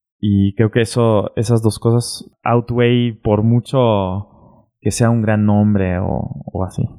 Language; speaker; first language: Spanish; early bilingual, heritage; German